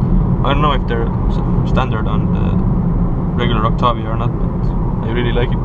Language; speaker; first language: English; non-native, fluent; Estonian